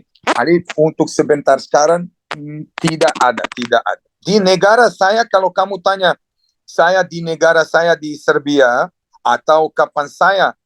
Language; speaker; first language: Indonesian; non-native, fluent; Serbian